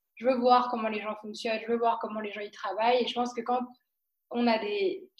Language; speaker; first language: French; native; French